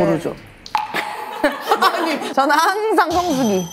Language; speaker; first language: Korean; native; Korean